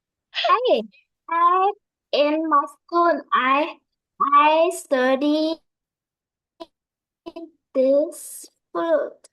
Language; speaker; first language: English; non-native, learner; Vietnamese